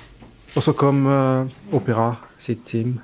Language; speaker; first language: Norwegian; non-native, fluent; French